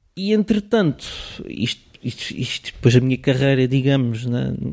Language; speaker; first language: Portuguese; early bilingual, other home language; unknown